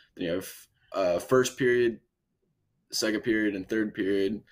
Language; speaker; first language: English; native; English